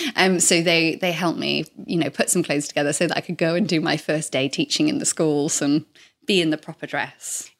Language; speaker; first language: English; native; English